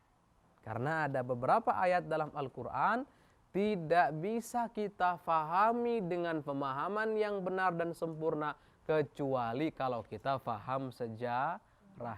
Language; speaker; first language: Indonesian; native; Indonesian